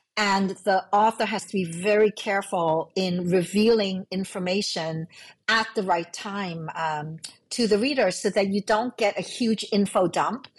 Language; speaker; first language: English; early bilingual, other home language; Cantonese